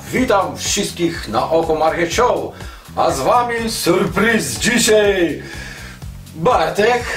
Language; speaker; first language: Polish; non-native, learner; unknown